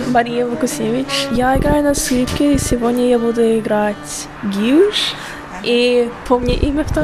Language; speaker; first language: Russian; early bilingual, heritage; Russian